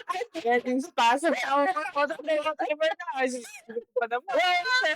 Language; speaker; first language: Portuguese; native; Portuguese